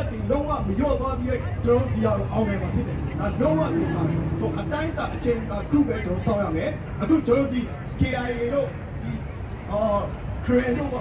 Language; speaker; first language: Burmese; non-native, local second language; Kachin